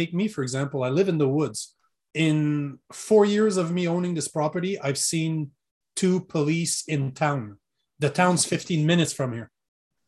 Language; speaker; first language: English; non-native, fluent; French